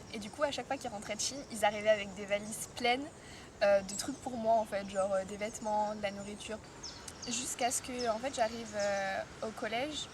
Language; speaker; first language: French; early bilingual, other home language; Chinese